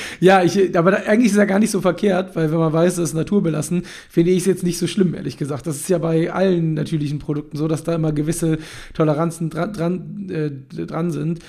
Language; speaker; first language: German; native; German